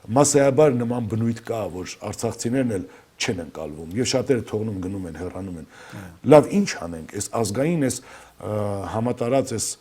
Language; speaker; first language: Armenian; native; Armenian